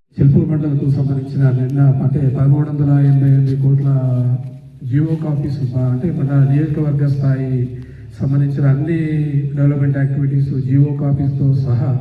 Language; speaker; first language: Telugu; native; Telugu